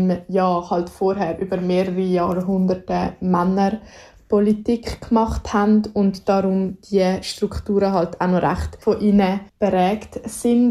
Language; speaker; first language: German; native; German